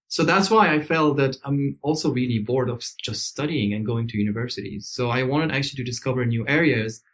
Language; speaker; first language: English; non-native, fluent; Arabic